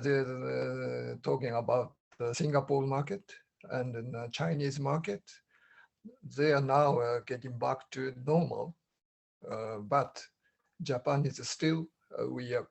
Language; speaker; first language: English; non-native, learner; Japanese